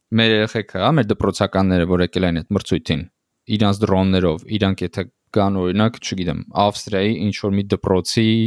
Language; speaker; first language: Armenian; native; Armenian